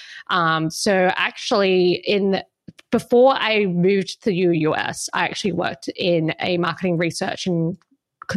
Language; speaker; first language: English; native; English